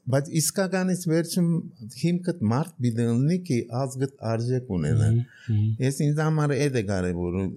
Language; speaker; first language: Armenian; early bilingual, heritage; Armenian